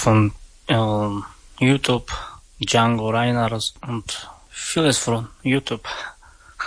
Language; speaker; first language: German; non-native, learner; Romany